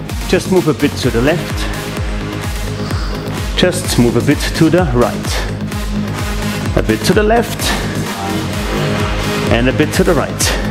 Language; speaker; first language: English; non-native, fluent; German